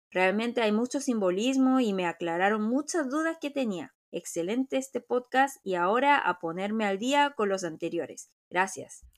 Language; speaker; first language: Spanish; non-native, fluent; Korean